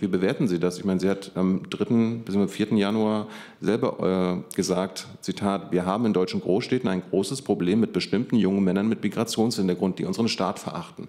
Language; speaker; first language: German; native; German